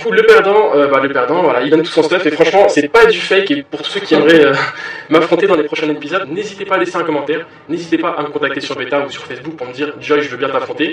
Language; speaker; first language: French; native; French